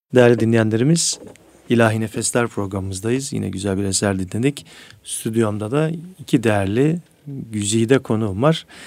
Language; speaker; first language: Turkish; native; Turkish